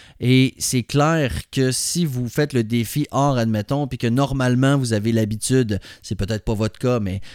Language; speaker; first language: French; native; French